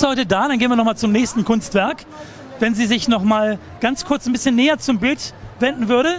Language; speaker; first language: German; native; German